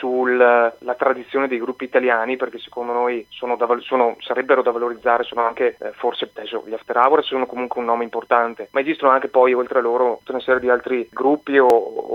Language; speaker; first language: Italian; native; Italian